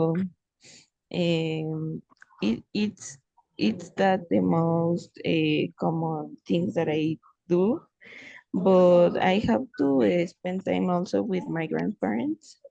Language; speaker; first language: English; non-native, fluent; Spanish